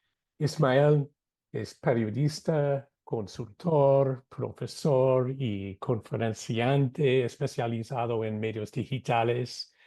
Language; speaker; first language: Spanish; non-native, fluent; English